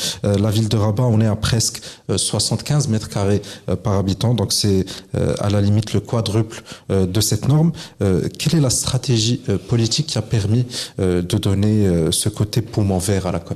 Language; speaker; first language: French; non-native, local second language; Arabic